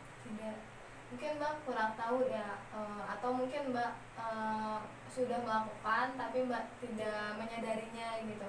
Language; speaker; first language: Indonesian; native; Indonesian